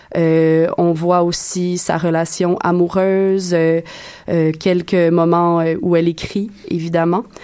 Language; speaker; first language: French; native; French